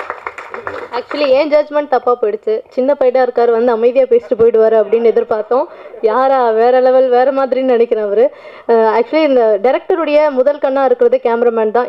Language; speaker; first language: Tamil; native; Tamil